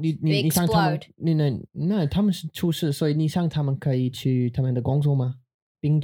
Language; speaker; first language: Chinese; non-native, learner; English